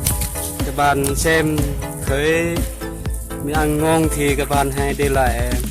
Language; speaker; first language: Vietnamese; non-native, local second language; Jarai